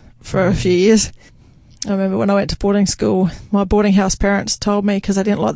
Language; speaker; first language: English; native; English